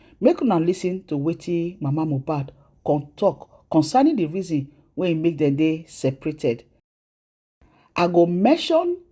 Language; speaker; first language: Nigerian Pidgin; native; Nigerian Pidgin